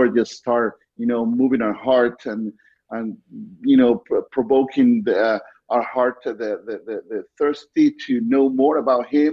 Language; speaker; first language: English; non-native, fluent; Spanish